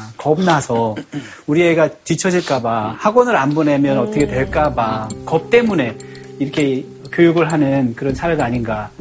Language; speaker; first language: Korean; native; Korean